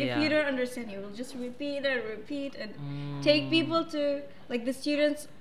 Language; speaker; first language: English; non-native, fluent; Arabic